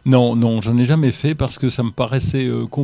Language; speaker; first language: French; native; French